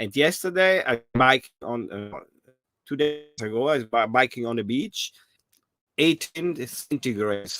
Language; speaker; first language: English; non-native, learner; German